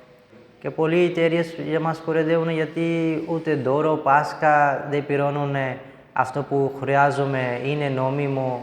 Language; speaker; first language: Greek; non-native, learner; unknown